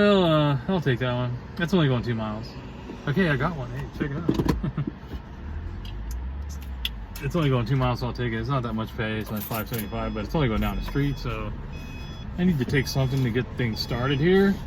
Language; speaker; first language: English; native; English